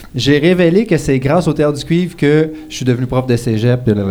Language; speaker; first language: French; native; French